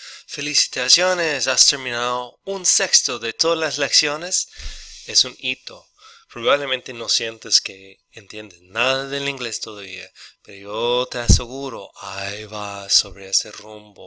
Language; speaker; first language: Spanish; non-native, fluent; English